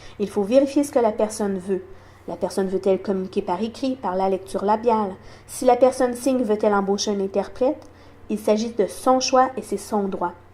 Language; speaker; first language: French; non-native, local second language; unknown